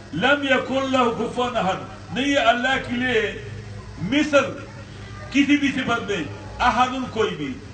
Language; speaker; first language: Urdu; non-native, local second language; Pashto